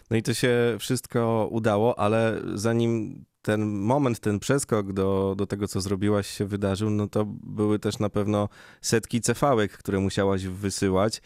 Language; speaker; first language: Polish; native; Polish